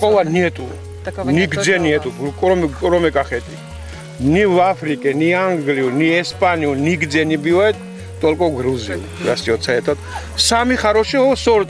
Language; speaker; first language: Russian; non-native, fluent; Georgian